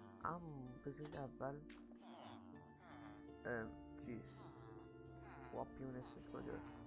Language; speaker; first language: Persian; native; Persian